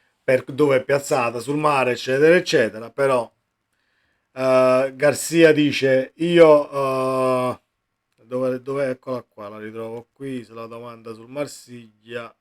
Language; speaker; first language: Italian; native; Italian